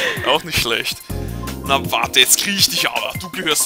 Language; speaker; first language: German; native; German